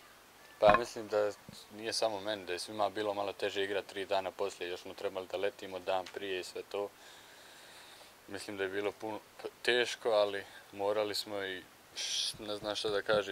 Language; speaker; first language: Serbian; early bilingual, heritage; Bosnian